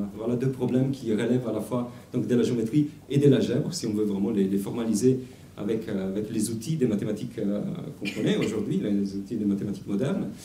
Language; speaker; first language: French; non-native, fluent; Italian